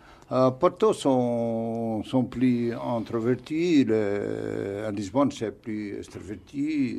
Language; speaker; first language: French; non-native, fluent; Portuguese